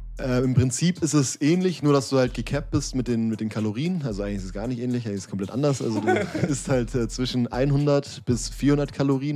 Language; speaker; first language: German; native; German